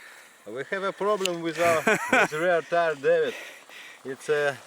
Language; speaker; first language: English; non-native, learner; Russian